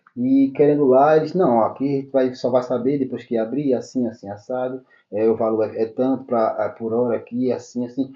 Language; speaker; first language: Portuguese; native; Portuguese